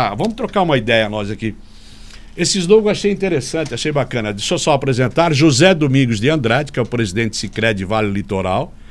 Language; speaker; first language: Portuguese; native; Portuguese